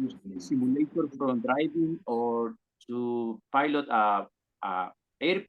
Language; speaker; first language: English; non-native, learner; Spanish